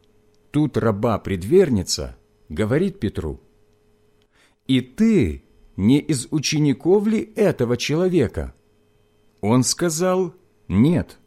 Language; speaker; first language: Russian; native; Russian